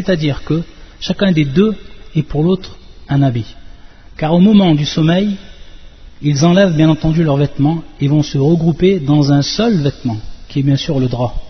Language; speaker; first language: French; native; French